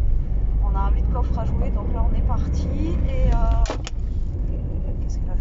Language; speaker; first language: French; native; French